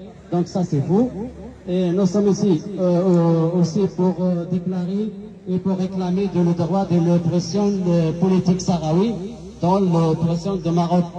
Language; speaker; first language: French; non-native, learner; Arabic